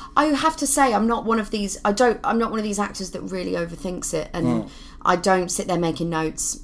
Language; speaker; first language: English; native; English